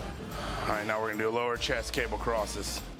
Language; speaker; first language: English; native; English